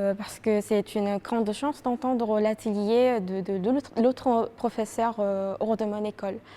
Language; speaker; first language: French; non-native, fluent; Korean